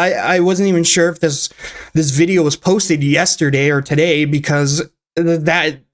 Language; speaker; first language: English; native; English